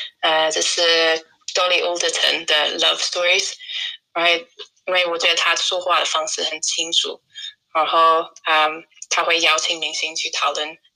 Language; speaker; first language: Chinese; non-native, fluent; English